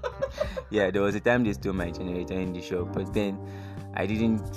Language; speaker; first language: English; non-native, local second language; Igbo